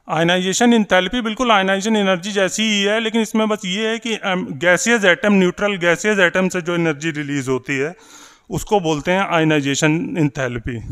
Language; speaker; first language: Hindi; native; Hindi